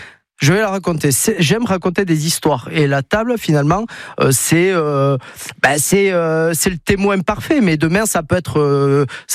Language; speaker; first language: French; native; French